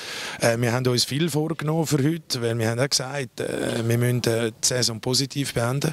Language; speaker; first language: German; native; German